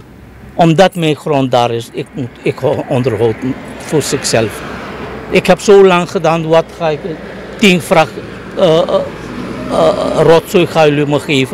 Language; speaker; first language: Dutch; non-native, local second language; Caribbean Hindustani